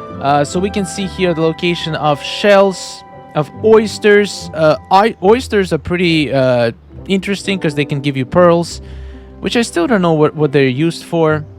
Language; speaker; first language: English; non-native, fluent; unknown